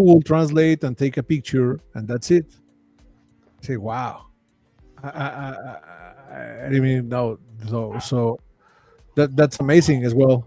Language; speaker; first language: English; non-native, fluent; Spanish